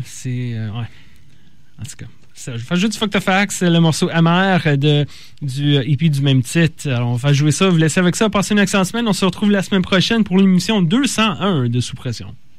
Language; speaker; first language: French; native; French